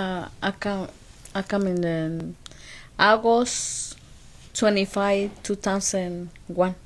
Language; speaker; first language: English; non-native, learner; Spanish